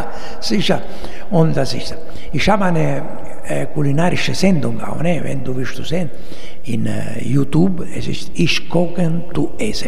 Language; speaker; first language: German; non-native, learner; Italian